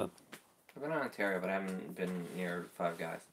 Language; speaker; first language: English; native; English